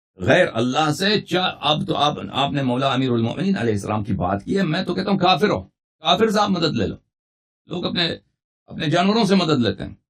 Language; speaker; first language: Urdu; non-native, fluent; Persian